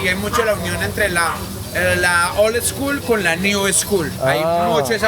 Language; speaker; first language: Spanish; native; Spanish